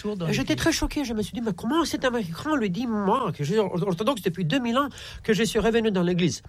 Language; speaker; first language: French; non-native, fluent; Romanian